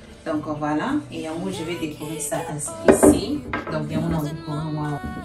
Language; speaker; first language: French; non-native, local second language; Lingala